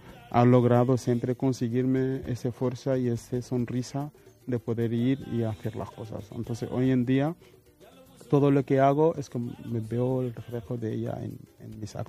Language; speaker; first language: Spanish; non-native, fluent; Wolof